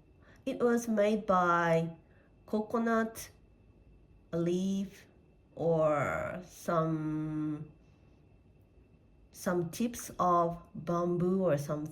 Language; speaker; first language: English; non-native, learner; Japanese